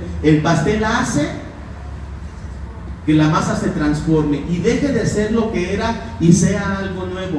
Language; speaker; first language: Spanish; native; Spanish